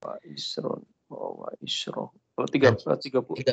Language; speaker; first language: Indonesian; native; Indonesian